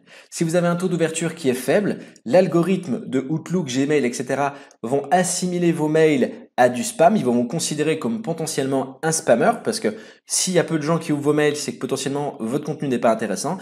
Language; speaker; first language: French; native; French